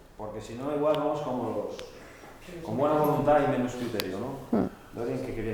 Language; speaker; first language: Spanish; native; Spanish